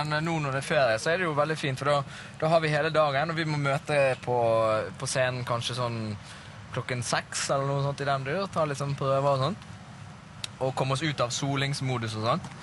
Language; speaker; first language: Norwegian; native; Norwegian